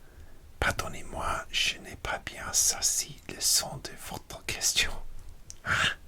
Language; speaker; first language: French; non-native, learner; English